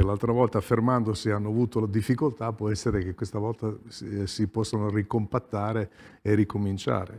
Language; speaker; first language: Italian; native; Italian